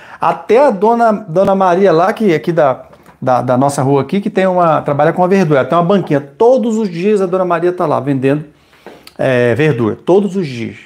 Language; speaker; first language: Portuguese; native; Portuguese